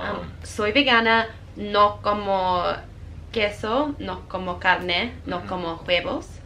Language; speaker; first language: Spanish; non-native, learner; English